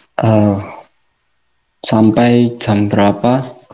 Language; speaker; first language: Korean; non-native, learner; Indonesian